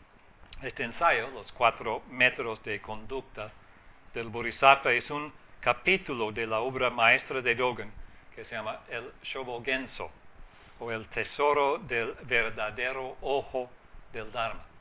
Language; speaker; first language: Spanish; non-native, fluent; English